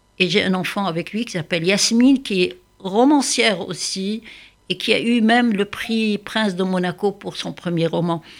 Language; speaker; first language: French; non-native, local second language; Arabic